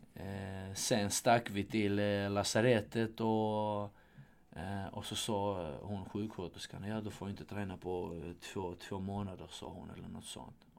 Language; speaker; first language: Swedish; non-native, fluent; Russian